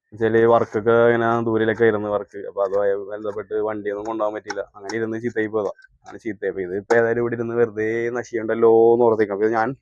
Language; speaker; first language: Malayalam; native; Malayalam